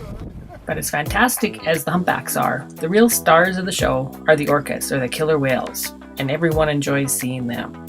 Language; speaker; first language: English; native; English